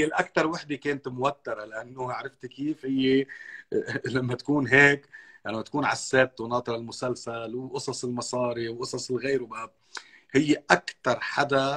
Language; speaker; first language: Arabic; native; Arabic